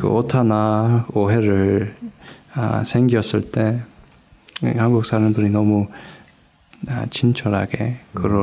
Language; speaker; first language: Korean; non-native, fluent; English